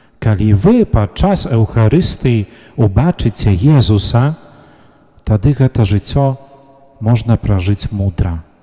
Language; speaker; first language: Belarusian; native; Belarusian